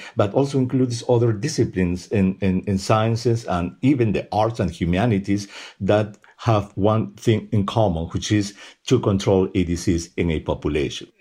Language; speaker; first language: English; non-native, fluent; Spanish